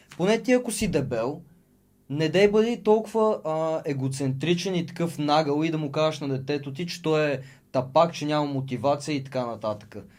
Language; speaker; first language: Bulgarian; early bilingual, other home language; Russian